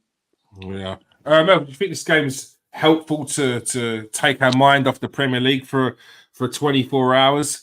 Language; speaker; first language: English; native; English